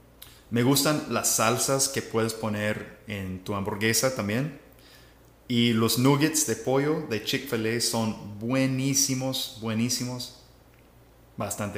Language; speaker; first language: Spanish; non-native, fluent; English